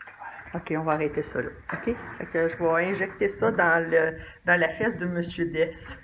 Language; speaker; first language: French; native; French